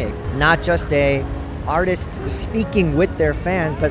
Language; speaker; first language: English; native; English